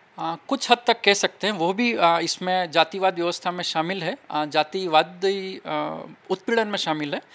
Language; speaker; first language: Hindi; native; Hindi